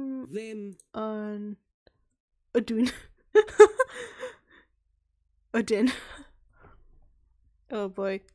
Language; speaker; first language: Welsh; non-native, learner; English